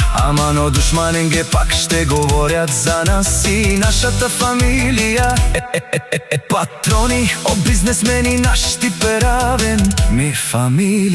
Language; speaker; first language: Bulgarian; non-native, local second language; Romany